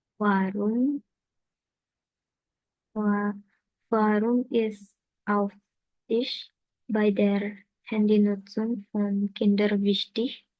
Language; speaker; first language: German; non-native, learner; Indonesian